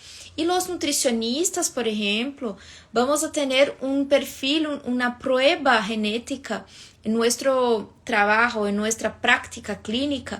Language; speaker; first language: Spanish; non-native, fluent; Portuguese